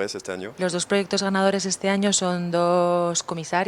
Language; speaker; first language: Spanish; native; Spanish